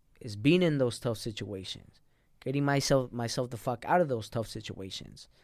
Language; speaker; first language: English; early bilingual, other home language; Spanish